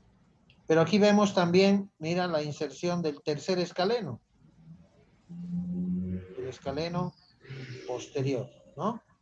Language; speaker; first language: Spanish; native; Spanish